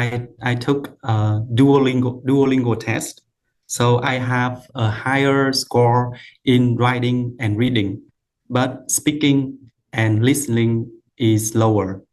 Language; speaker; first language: English; non-native, learner; Vietnamese